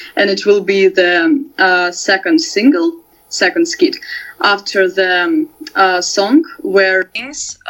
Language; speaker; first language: English; non-native, fluent; Russian